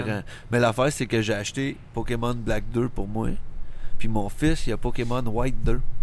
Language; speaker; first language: French; native; French